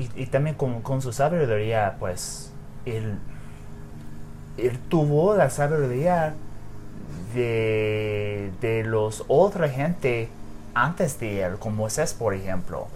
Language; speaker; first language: Spanish; non-native, learner; English